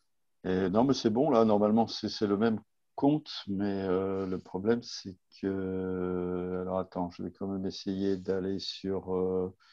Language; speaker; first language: French; native; French